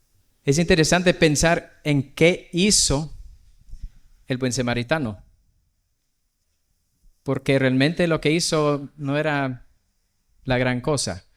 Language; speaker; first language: Spanish; non-native, fluent; English